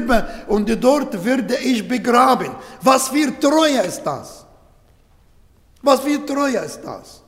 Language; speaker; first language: German; non-native, learner; Arabic